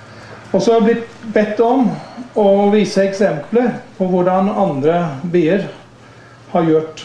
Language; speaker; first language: Norwegian; non-native, fluent; English